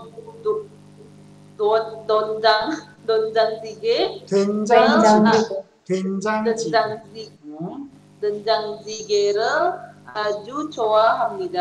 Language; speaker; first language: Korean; non-native, learner; Indonesian